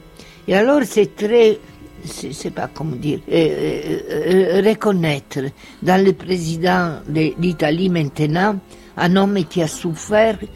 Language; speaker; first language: French; non-native, fluent; Italian